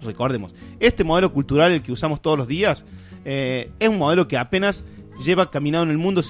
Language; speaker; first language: Spanish; native; Spanish